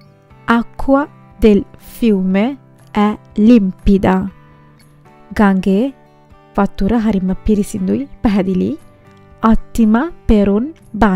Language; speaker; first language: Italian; non-native, fluent; Sinhala